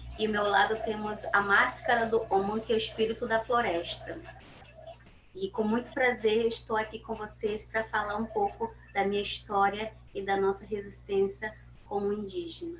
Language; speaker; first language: Portuguese; non-native, local second language; Ticuna